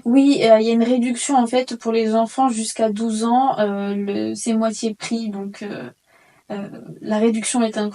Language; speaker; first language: French; native; French